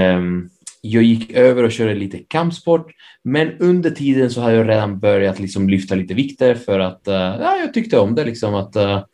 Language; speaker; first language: Swedish; early bilingual, other home language; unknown